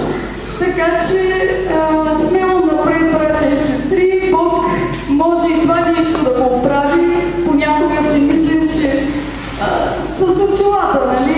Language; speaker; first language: Bulgarian; native; Bulgarian